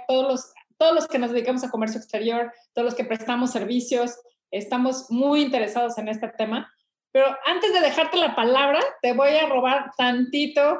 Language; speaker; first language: Spanish; native; Spanish